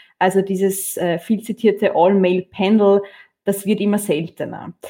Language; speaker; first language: German; native; German